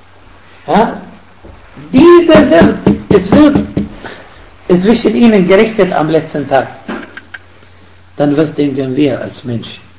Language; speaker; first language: German; non-native, fluent; Arabic